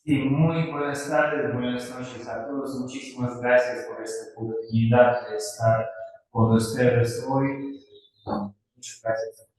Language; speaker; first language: Spanish; non-native, fluent; Russian